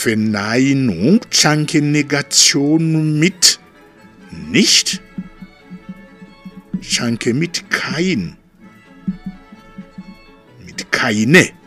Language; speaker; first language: German; non-native, fluent; Rundi